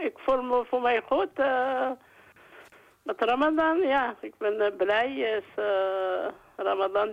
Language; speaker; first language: Dutch; non-native, learner; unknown